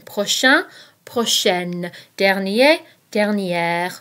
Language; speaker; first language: French; non-native, fluent; English